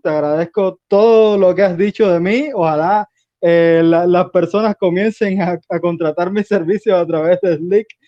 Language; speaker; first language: Spanish; native; Spanish